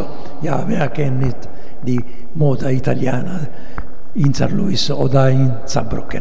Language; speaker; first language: German; non-native, learner; Italian